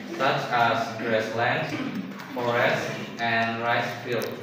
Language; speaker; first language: English; non-native, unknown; Indonesian